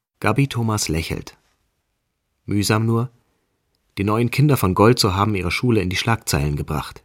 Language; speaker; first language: German; native; German